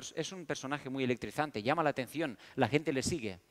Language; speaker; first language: Spanish; early bilingual, other home language; Romanian